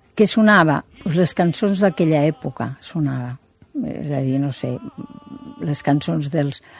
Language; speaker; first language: Catalan; native; Catalan